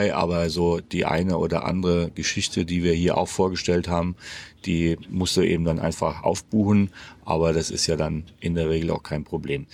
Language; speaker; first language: German; native; German